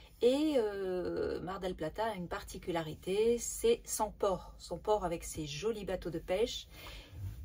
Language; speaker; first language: French; native; French